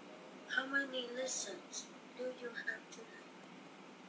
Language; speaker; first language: English; non-native, learner; Vietnamese